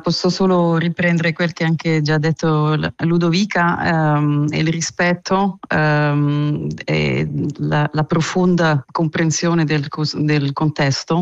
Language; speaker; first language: Italian; non-native, local second language; German